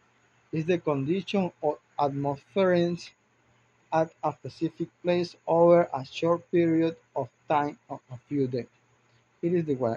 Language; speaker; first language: English; non-native, learner; Spanish